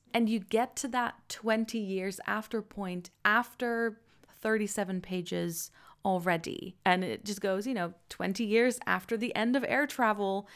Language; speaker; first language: English; non-native, fluent; Dutch